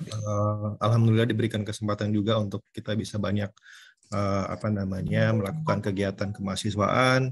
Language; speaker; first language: Indonesian; native; Indonesian